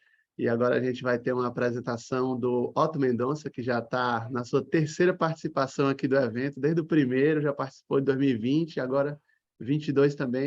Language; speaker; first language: Portuguese; native; Portuguese